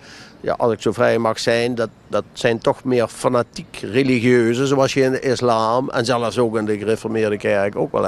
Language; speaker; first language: Dutch; native; Dutch